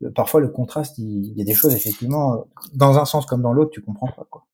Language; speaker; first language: French; native; French